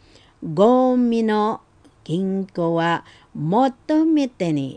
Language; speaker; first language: Japanese; non-native, fluent; Indonesian